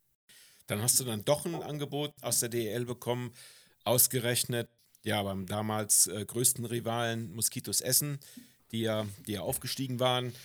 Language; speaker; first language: German; native; German